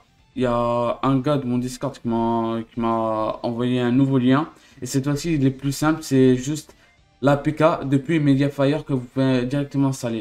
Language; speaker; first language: French; native; French